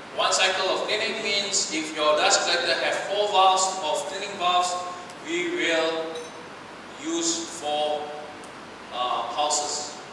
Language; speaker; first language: English; non-native, local second language; Chinese